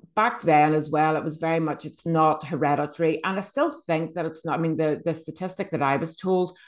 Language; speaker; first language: English; native; English